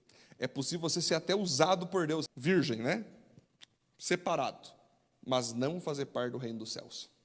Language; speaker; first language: Portuguese; native; Portuguese